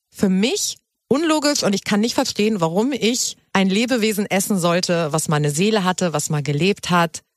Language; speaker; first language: German; native; German